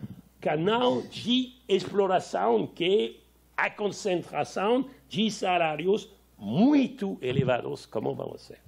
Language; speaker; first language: Portuguese; non-native, learner; French